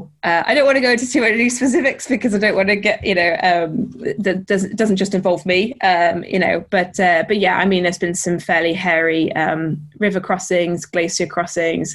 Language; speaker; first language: English; native; English